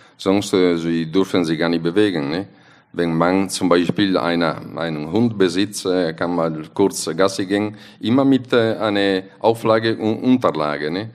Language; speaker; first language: German; non-native, fluent; Italian